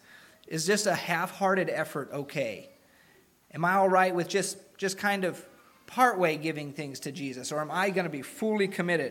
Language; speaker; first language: English; native; English